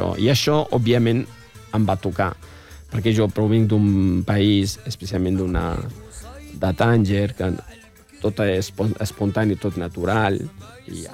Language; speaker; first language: Catalan; non-native, fluent; Arabic